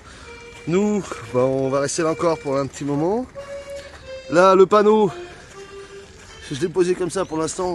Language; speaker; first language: French; native; French